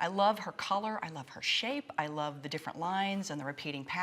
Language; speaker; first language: English; native; English